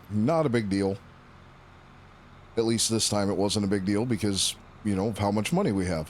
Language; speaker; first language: English; native; English